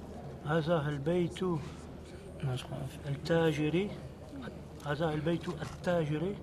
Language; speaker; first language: Arabic; non-native, learner; French